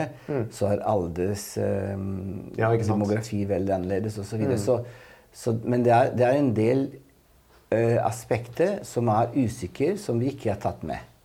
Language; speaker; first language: Norwegian; non-native, fluent; Italian